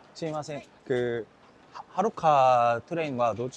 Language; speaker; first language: Korean; native; Korean